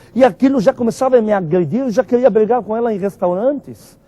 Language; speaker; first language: Portuguese; non-native, fluent; Arabic